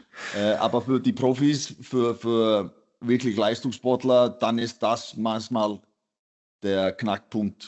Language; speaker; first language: German; non-native, fluent; Icelandic